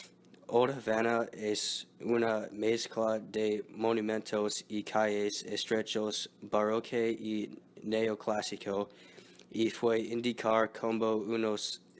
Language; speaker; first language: Spanish; non-native, learner; English